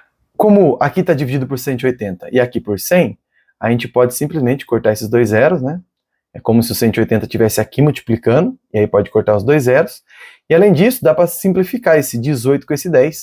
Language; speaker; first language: Portuguese; native; Portuguese